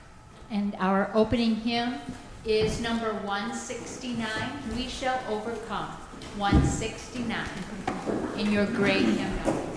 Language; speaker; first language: English; native; English